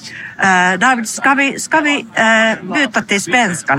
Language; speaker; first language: Swedish; non-native, fluent; Finnish